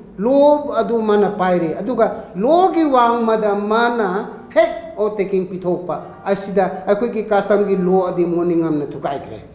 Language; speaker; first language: Manipuri; non-native, local second language; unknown